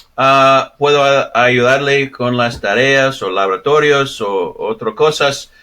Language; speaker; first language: Spanish; early bilingual, other home language; English